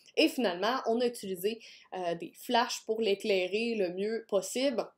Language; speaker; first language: French; native; French